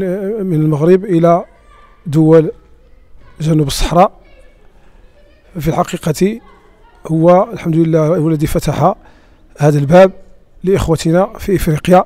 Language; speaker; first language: Arabic; native; Arabic